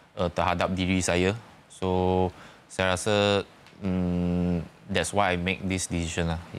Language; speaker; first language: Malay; non-native, local second language; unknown